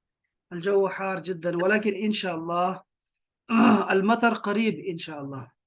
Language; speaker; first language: Arabic; non-native, fluent; Urdu